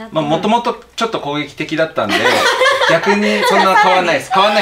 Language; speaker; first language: Japanese; native; Japanese